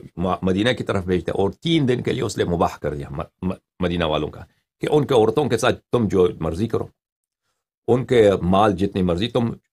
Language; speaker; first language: Urdu; non-native, fluent; Persian